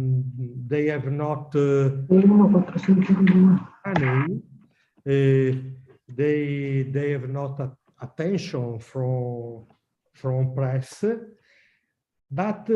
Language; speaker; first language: English; non-native, learner; Italian